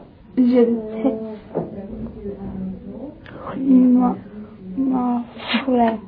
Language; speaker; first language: French; non-native, learner; English